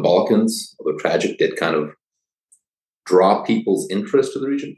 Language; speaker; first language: English; early bilingual, other home language; Polish